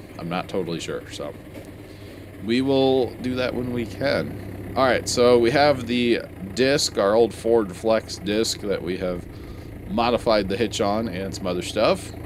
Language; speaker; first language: English; native; English